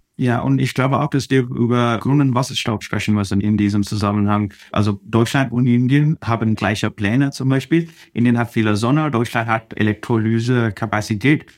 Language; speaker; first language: German; non-native, fluent; Telugu